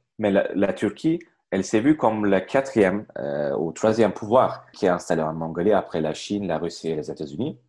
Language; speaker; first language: French; non-native, fluent; Turkish